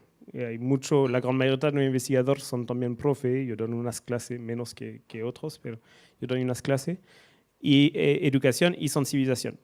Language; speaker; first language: Spanish; non-native, fluent; French